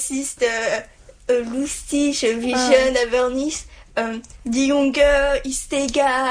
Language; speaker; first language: German; non-native, learner; French